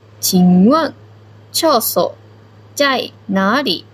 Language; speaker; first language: Chinese; non-native, learner; Korean